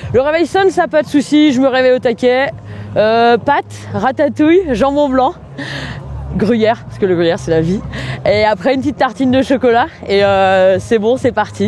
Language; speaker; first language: French; native; French